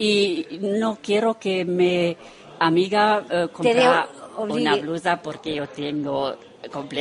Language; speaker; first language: Spanish; non-native, learner; Romanian